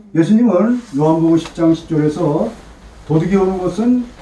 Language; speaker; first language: Korean; native; Korean